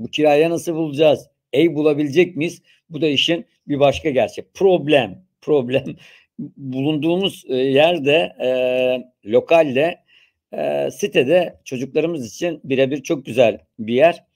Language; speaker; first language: Turkish; native; Turkish